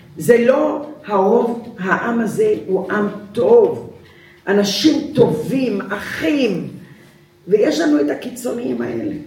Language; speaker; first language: Hebrew; early bilingual, other home language; Arabic